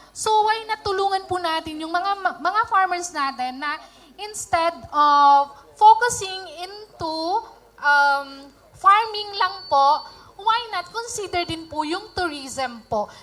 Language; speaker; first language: Filipino; native; Filipino